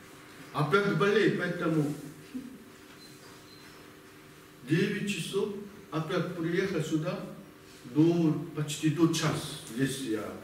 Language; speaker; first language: Russian; non-native, learner; Korean